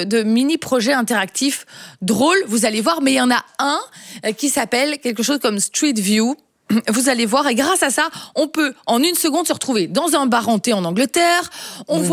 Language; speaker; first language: French; native; French